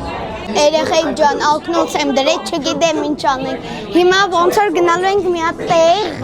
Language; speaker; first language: Armenian; early bilingual, heritage; Armenian